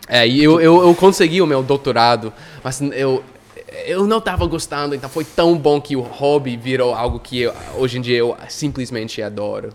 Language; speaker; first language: Portuguese; non-native, fluent; English